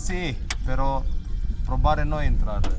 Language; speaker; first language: Spanish; non-native, learner; Romanian